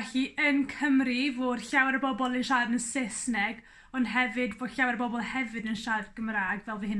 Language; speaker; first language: Welsh; non-native, local second language; English